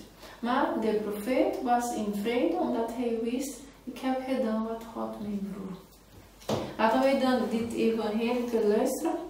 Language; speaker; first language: Dutch; non-native, fluent; Portuguese